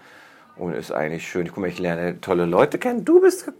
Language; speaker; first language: German; native; German